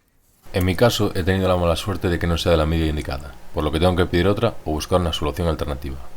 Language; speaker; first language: Spanish; native; Spanish